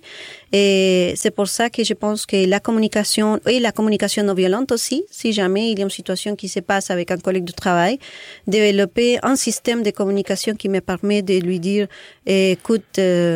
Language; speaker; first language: French; non-native, fluent; Spanish